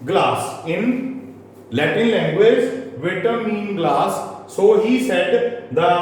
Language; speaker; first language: English; non-native, local second language; Punjabi